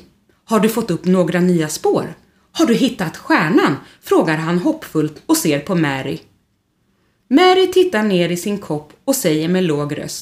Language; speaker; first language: Swedish; native; Swedish